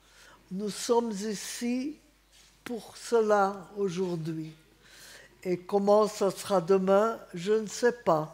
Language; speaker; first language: French; non-native, fluent; Hungarian